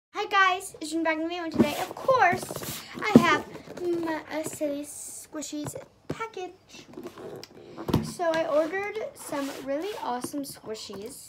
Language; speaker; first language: English; native; English